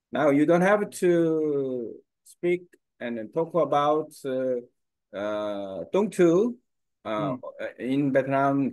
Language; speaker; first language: English; non-native, learner; Korean